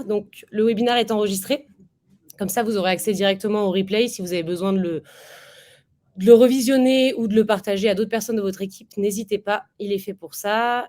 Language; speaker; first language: French; native; French